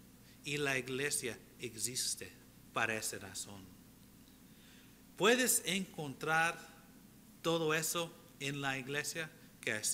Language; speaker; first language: Spanish; early bilingual, heritage; English